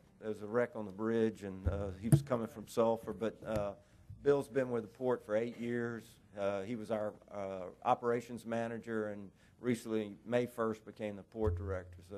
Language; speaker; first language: English; native; English